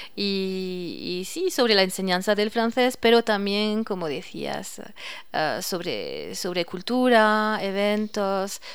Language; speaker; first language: Spanish; non-native, fluent; French